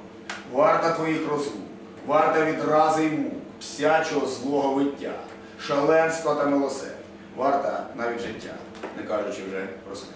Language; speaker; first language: Ukrainian; native; Ukrainian